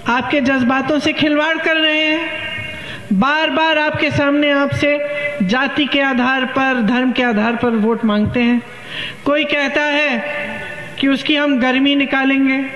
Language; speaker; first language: Hindi; native; Hindi